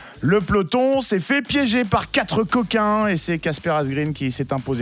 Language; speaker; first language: French; native; French